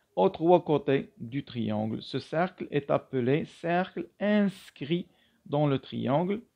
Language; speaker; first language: French; non-native, local second language; Arabic